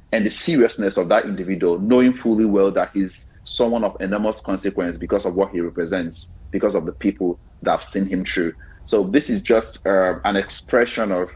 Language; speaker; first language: English; non-native, local second language; Igbo